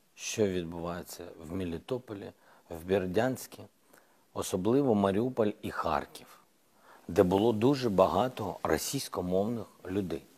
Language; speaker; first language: Ukrainian; non-native, local second language; Russian